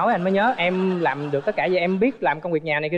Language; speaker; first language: Vietnamese; native; Vietnamese